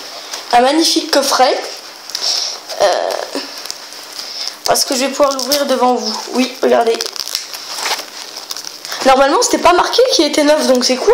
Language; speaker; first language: French; native; French